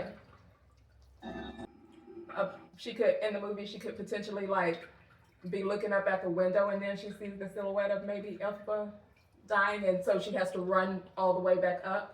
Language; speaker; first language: English; native; English